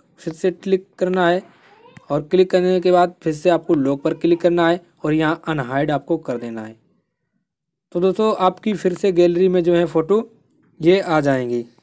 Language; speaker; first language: Hindi; native; Hindi